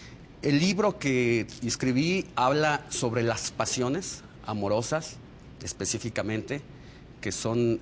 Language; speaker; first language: Spanish; native; Spanish